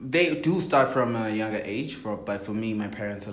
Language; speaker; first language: English; non-native, local second language; Swati